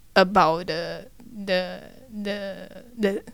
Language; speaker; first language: English; non-native, learner; Chinese